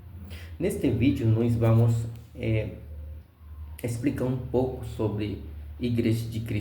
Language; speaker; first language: Portuguese; non-native, fluent; Spanish